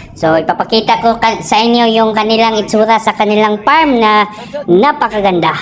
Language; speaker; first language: Filipino; non-native, local second language; Cebuano